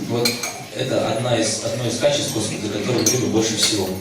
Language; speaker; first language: Russian; native; Russian